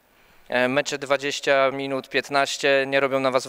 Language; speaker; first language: Polish; native; Polish